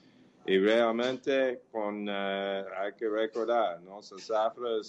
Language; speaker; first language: Portuguese; non-native, fluent; English